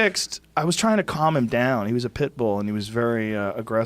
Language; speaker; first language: English; native; English